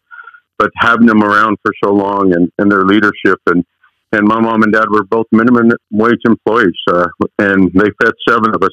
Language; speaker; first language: English; early bilingual, other home language; Spanish